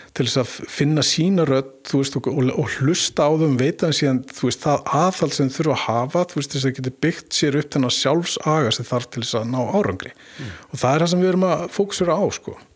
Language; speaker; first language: Icelandic; native; Icelandic